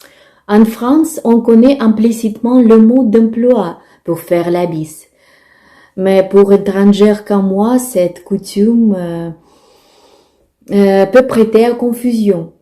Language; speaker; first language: French; non-native, fluent; Russian